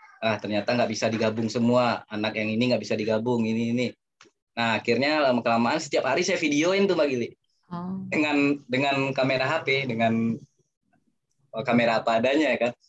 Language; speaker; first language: Indonesian; non-native, local second language; Minangkabau